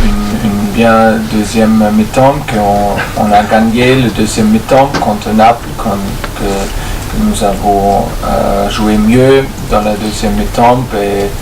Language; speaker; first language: French; non-native, fluent; German